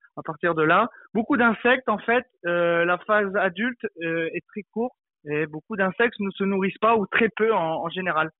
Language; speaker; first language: French; native; French